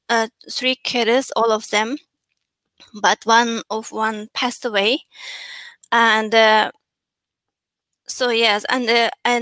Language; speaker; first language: English; non-native, learner; Chinese